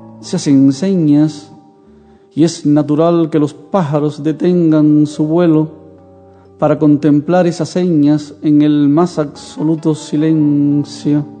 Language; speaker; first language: Spanish; native; Spanish